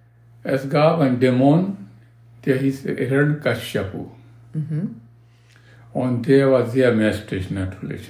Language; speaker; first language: German; non-native, learner; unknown